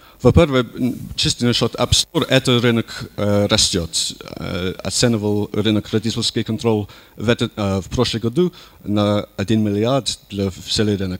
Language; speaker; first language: Russian; non-native, learner; English